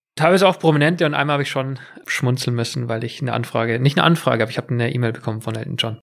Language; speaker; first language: German; native; German